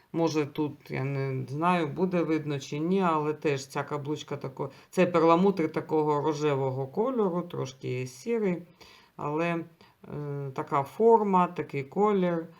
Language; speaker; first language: Ukrainian; non-native, local second language; Russian